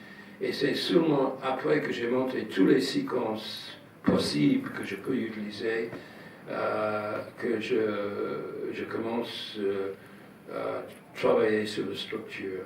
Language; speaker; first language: French; non-native, fluent; English